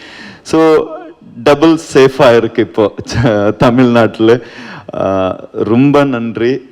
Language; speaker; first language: Tamil; non-native, learner; Kannada